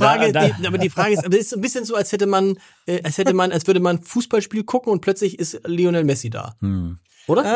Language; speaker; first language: German; native; German